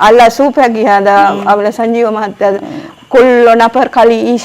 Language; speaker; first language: Arabic; non-native, learner; Sinhala